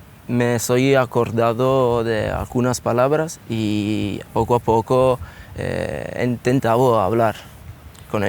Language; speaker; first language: Spanish; non-native, learner; Italian